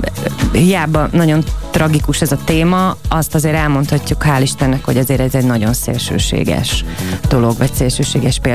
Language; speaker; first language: Hungarian; native; Hungarian